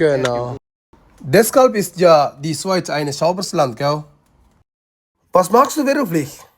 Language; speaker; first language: German; non-native, fluent; Tamil